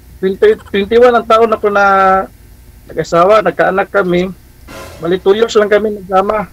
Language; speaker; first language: Filipino; non-native, local second language; Cebuano